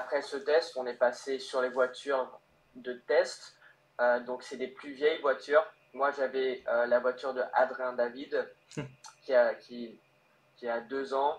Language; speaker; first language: French; early bilingual, heritage; French